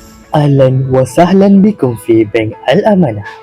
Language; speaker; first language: Arabic; non-native, learner; Malay